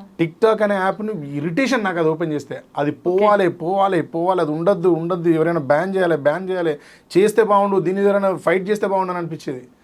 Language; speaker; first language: Telugu; native; Telugu